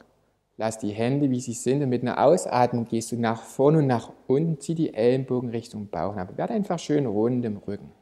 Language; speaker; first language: German; native; German